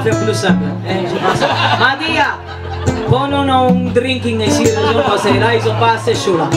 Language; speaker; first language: French; non-native, fluent; Spanish